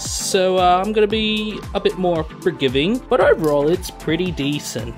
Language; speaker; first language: English; native; English